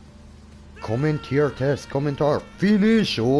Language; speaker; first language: German; native; German